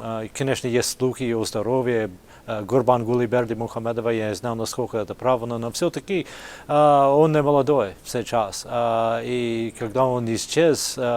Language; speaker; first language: Russian; non-native, fluent; English